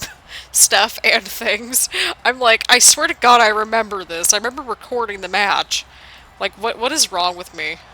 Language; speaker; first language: English; native; English